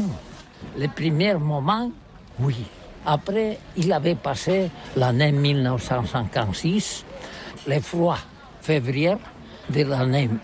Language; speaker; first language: French; non-native, learner; Catalan